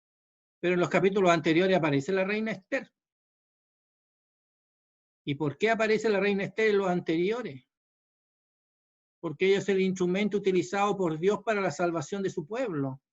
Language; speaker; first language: Spanish; native; Spanish